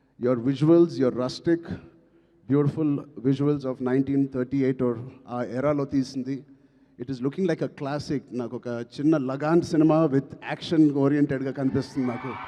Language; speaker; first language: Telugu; native; Telugu